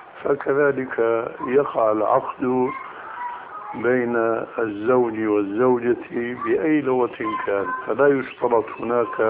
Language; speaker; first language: Arabic; early bilingual, other home language; Albanian